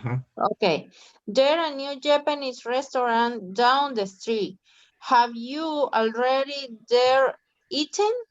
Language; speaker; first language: English; non-native, learner; Spanish